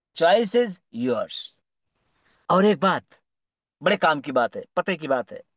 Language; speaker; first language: Hindi; non-native, local second language; Marathi